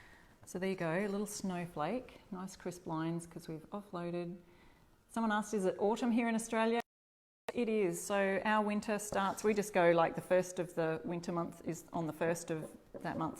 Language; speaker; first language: English; native; English